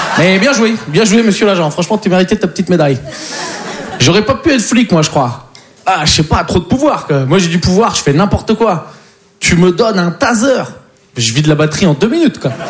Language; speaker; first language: French; native; French